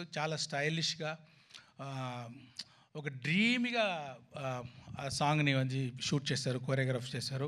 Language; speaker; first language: Telugu; non-native, fluent; Tamil